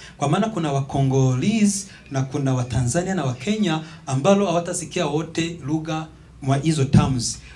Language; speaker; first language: Swahili; non-native, local second language; Kinyarwanda